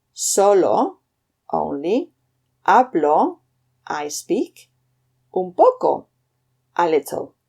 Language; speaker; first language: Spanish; non-native, fluent; English